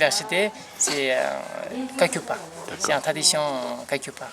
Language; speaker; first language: French; non-native, learner; Nepali